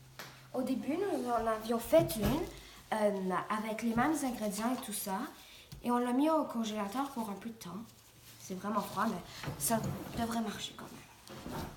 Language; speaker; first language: French; non-native, local second language; English